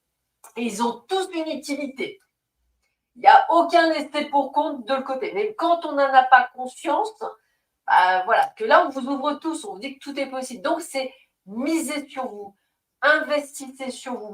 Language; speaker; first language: French; native; French